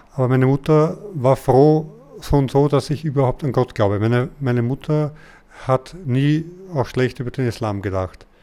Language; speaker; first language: German; native; German